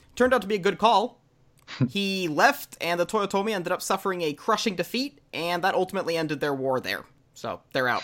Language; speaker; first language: English; native; English